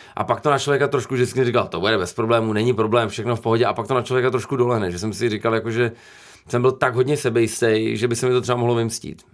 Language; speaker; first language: Czech; native; Czech